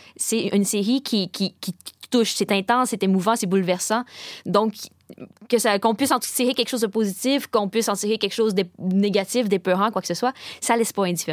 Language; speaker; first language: French; native; French